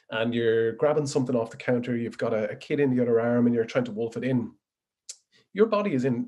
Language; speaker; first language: English; native; English